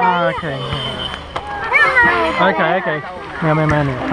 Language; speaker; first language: Chinese; non-native, learner; English